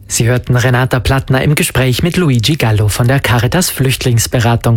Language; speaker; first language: German; native; German